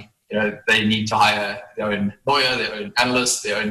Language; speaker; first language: English; native; English